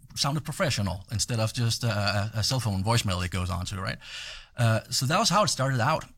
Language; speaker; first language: English; non-native, fluent; Danish